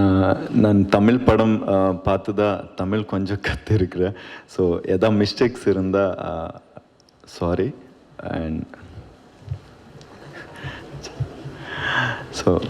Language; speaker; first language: Tamil; non-native, learner; Kannada